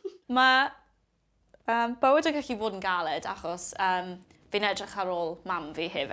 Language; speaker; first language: Welsh; non-native, local second language; English